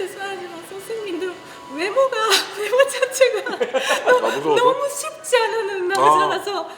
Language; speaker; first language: Korean; non-native, learner; Japanese